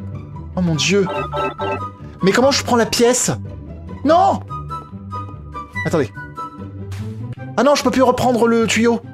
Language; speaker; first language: French; native; French